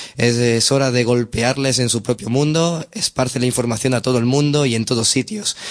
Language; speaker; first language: Spanish; non-native, local second language; Catalan